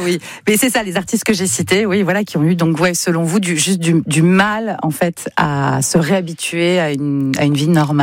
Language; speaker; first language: French; native; French